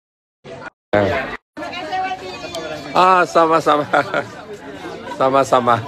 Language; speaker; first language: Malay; non-native, local second language; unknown